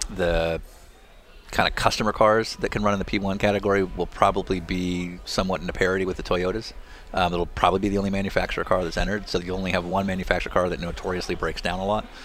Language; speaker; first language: English; native; English